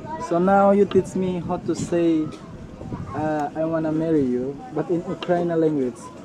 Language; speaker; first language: English; non-native, learner; Indonesian